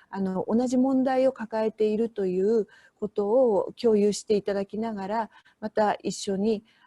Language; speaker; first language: Japanese; native; Japanese